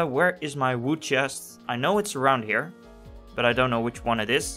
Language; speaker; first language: English; non-native, fluent; Dutch